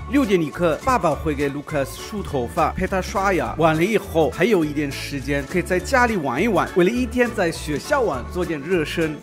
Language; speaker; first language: Chinese; non-native, fluent; German